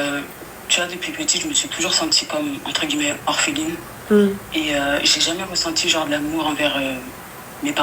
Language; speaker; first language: French; native; French